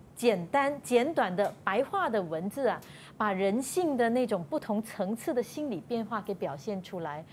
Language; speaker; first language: Chinese; native; Chinese